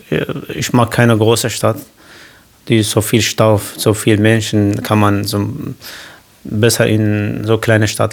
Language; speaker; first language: German; non-native, fluent; Arabic